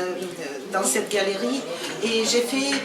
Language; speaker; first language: French; non-native, learner; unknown